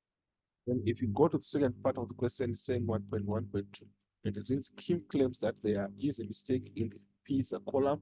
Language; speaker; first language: English; non-native, local second language; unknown